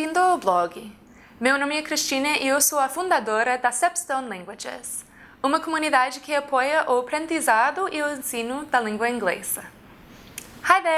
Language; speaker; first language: Portuguese; non-native, fluent; English